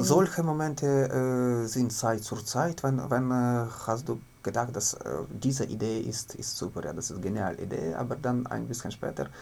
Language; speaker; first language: German; non-native, learner; Ukrainian